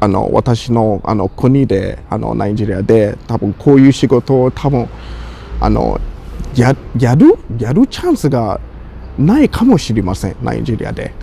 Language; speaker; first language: Japanese; non-native, fluent; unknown